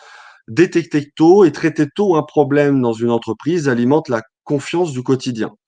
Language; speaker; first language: French; native; French